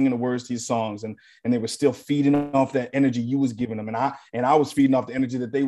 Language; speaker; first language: English; native; English